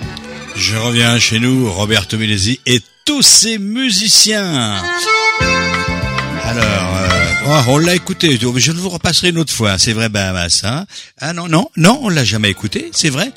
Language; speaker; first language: French; native; French